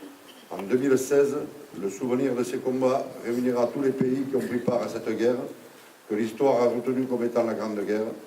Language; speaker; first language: French; native; French